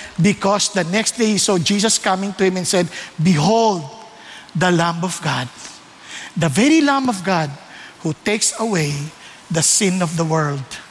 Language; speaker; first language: English; non-native, local second language; Filipino